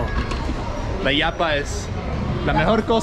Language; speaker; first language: Spanish; non-native, learner; Danish